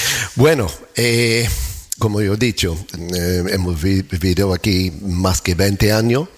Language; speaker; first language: Spanish; non-native, fluent; English